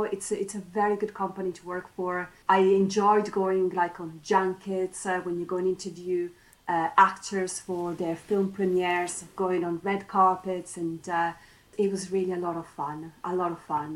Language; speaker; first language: English; non-native, fluent; Italian